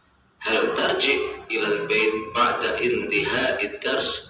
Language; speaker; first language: Arabic; non-native, learner; Indonesian